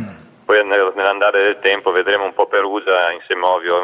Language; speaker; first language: Italian; native; Italian